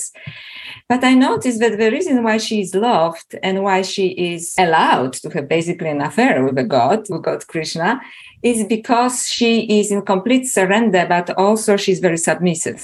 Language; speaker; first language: English; non-native, fluent; Polish